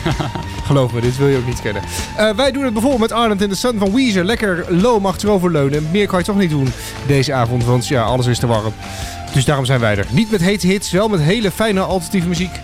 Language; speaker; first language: Dutch; native; Dutch